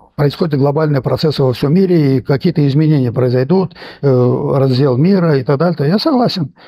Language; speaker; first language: Russian; non-native, local second language; Armenian